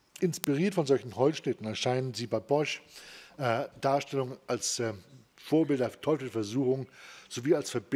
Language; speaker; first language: German; native; German